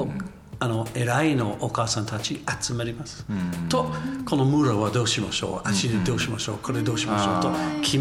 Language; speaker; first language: Japanese; non-native, learner; English